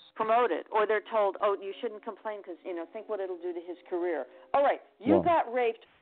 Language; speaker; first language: English; native; English